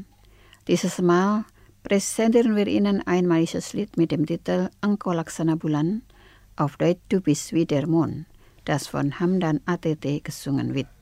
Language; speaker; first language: German; non-native, fluent; Indonesian